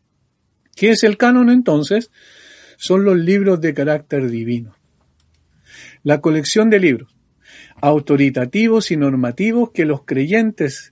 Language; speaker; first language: Spanish; native; Spanish